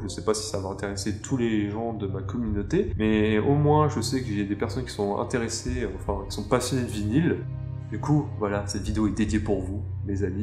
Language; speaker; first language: French; native; French